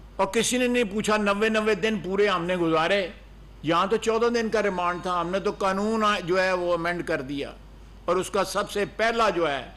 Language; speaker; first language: Urdu; non-native, local second language; Punjabi